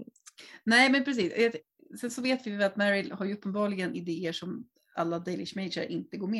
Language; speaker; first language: Swedish; native; Swedish